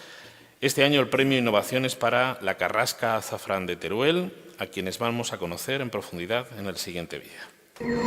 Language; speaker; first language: Spanish; native; Spanish